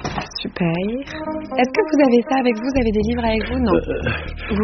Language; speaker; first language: French; native; French